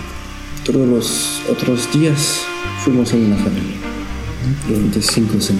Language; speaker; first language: Spanish; non-native, learner; French